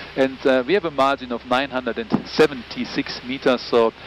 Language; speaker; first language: English; non-native, fluent; German